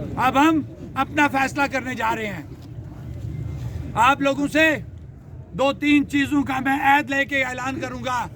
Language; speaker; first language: Urdu; non-native, local second language; Punjabi